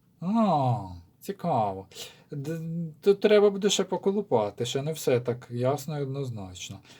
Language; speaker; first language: Ukrainian; non-native, local second language; Russian